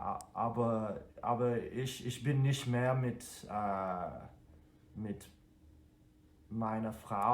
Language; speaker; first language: German; non-native, learner; English